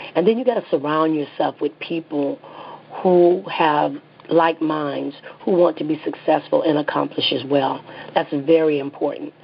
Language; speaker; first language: English; native; English